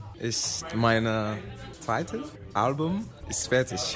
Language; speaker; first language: German; non-native, learner; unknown